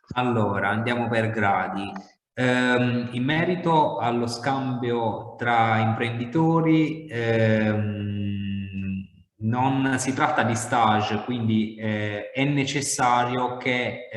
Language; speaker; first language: Italian; native; Italian